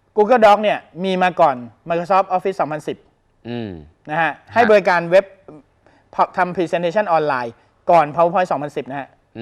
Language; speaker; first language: Thai; native; Thai